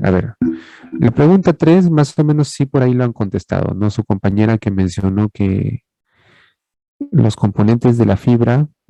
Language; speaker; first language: Spanish; native; Spanish